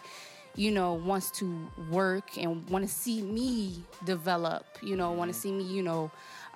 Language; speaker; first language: English; non-native, fluent; Portuguese